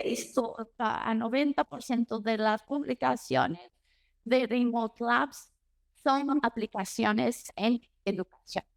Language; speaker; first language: Spanish; non-native, learner; Portuguese